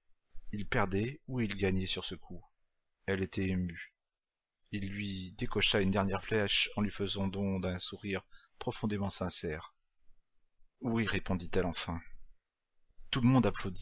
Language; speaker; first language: French; native; French